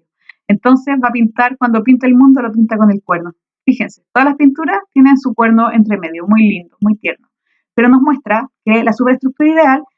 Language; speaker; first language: Spanish; native; Spanish